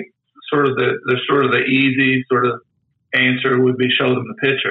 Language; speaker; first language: English; native; English